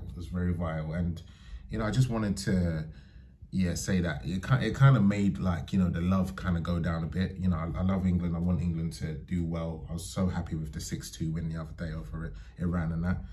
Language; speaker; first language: English; native; English